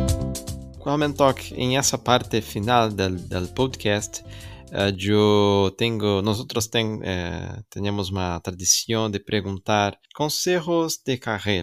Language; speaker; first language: Spanish; non-native, learner; Portuguese